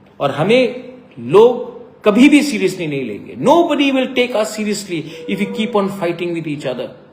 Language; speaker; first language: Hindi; non-native, local second language; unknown